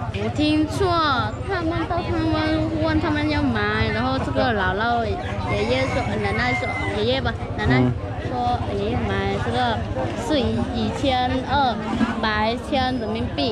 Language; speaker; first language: Chinese; non-native, learner; Vietnamese